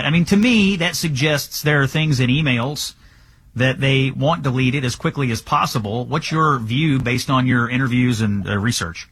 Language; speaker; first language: English; native; English